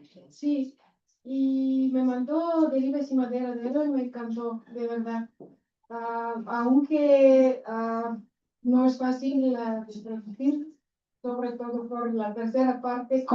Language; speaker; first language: Spanish; non-native, fluent; Bulgarian